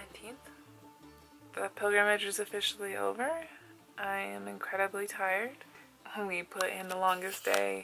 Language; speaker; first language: English; native; English